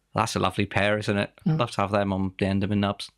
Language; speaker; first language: English; native; English